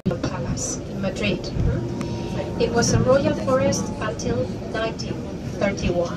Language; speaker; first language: English; non-native, fluent; Spanish